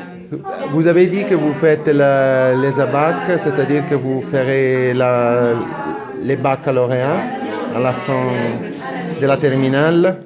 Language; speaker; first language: French; non-native, fluent; Italian